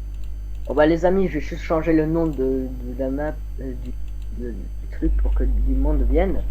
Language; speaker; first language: French; native; French